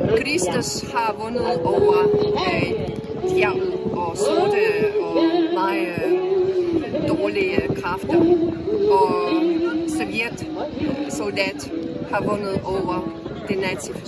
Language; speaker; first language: Danish; non-native, fluent; Russian